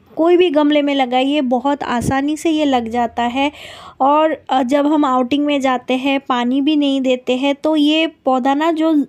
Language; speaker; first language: Hindi; non-native, local second language; Bangla